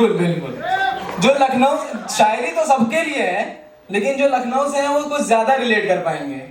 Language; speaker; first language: Hindi; native; Hindi